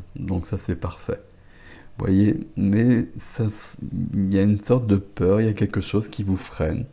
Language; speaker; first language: French; native; French